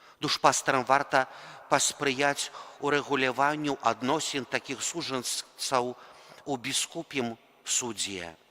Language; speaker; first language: Belarusian; native; Belarusian